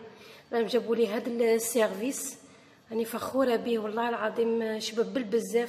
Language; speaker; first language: Arabic; native; Arabic